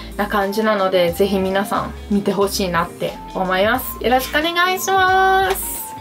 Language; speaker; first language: Japanese; non-native, fluent; Italian